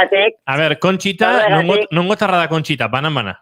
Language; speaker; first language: Basque; native; Basque